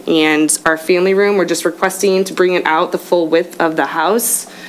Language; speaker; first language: English; native; English